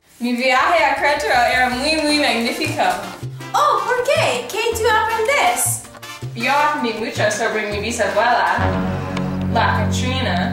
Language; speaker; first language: Spanish; non-native, learner; English